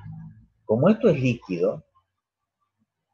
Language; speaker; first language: Spanish; native; Spanish